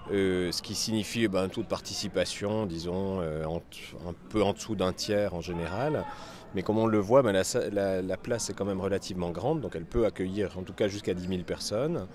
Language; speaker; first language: French; native; French